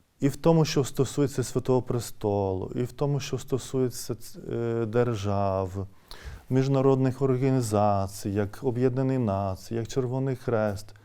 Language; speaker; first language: Ukrainian; non-native, fluent; Lithuanian